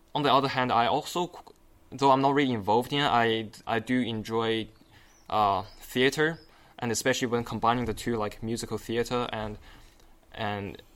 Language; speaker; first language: English; non-native, fluent; Chinese